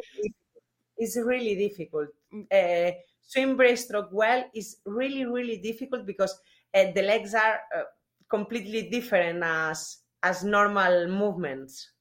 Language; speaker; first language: English; non-native, learner; Spanish